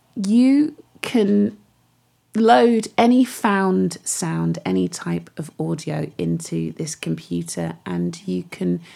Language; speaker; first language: English; native; English